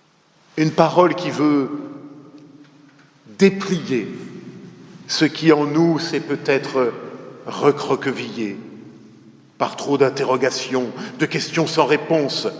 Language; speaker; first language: French; native; French